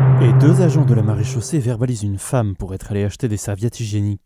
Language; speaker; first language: French; native; French